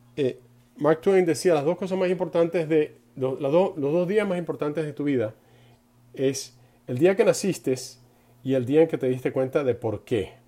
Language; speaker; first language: Spanish; non-native, fluent; English